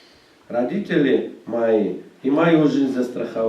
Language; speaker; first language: Russian; native; Russian